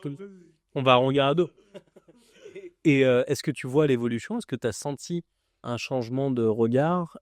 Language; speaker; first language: French; native; French